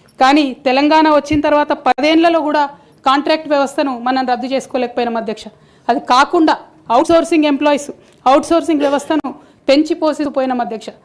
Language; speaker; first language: Telugu; native; Telugu